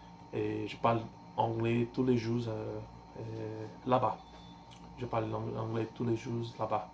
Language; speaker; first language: French; non-native, learner; Portuguese